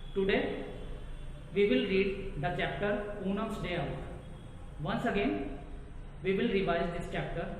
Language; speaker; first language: English; non-native, local second language; Hindi